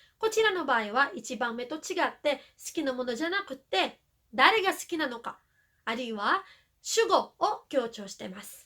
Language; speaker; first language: Japanese; non-native, fluent; Filipino